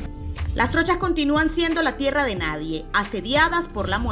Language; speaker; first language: Spanish; native; Spanish